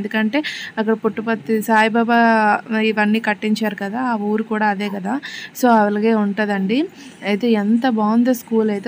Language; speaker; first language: Telugu; native; Telugu